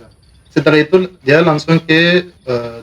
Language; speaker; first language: Indonesian; non-native, learner; Malagasy